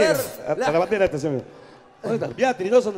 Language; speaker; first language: Spanish; native; Spanish